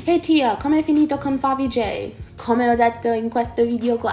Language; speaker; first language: Italian; non-native, fluent; English